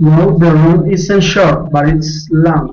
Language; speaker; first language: English; non-native, learner; Spanish